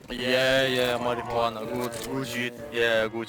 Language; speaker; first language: English; non-native, learner; Lithuanian